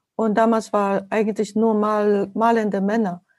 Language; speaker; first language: German; non-native, fluent; Japanese